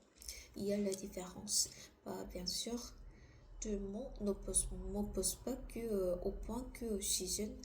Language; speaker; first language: French; non-native, learner; Korean